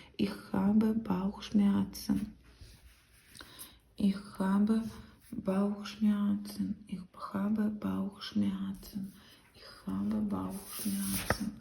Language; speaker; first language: German; non-native, learner; Ukrainian